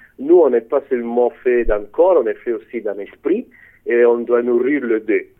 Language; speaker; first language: French; non-native, fluent; Italian